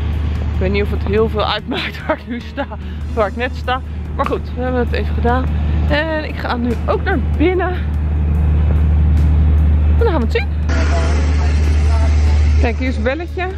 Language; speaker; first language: Dutch; native; Dutch